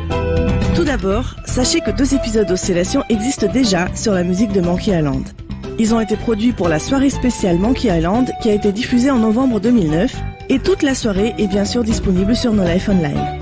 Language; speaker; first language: French; native; French